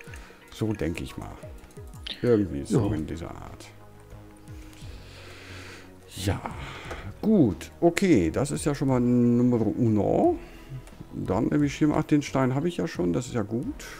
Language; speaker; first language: German; native; German